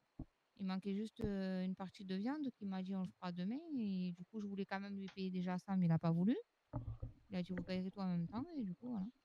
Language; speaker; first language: French; native; French